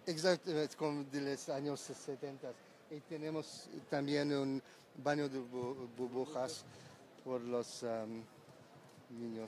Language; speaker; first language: Spanish; non-native, learner; English